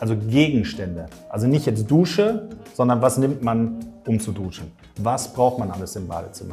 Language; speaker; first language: German; native; German